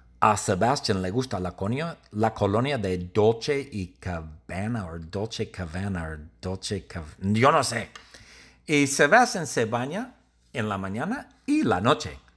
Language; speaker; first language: Spanish; non-native, learner; English